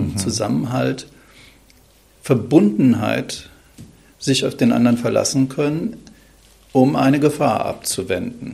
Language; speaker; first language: German; native; German